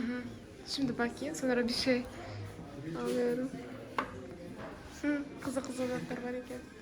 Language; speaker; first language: Turkish; non-native, learner; Kazakh